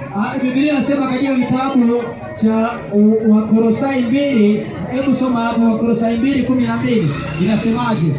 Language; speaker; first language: Swahili; non-native, local second language; Gusii